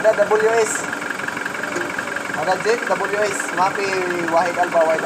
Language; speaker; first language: Arabic; non-native, learner; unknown